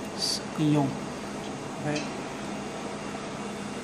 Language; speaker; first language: Chinese; native; Chinese